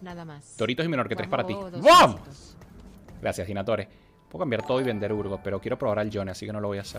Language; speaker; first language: Spanish; native; Spanish